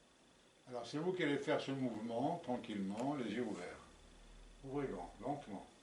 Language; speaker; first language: French; native; French